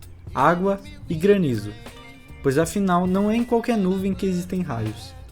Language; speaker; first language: Portuguese; native; Portuguese